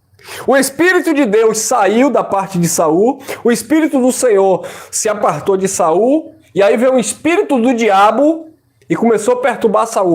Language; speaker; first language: Portuguese; native; Portuguese